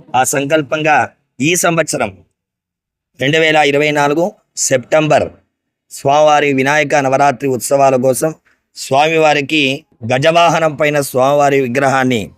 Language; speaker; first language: Telugu; native; Telugu